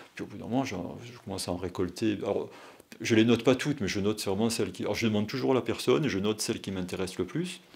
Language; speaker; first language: French; native; French